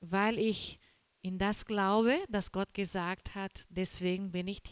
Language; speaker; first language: German; non-native, learner; Portuguese